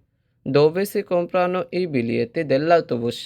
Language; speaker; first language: Italian; non-native, fluent; Bangla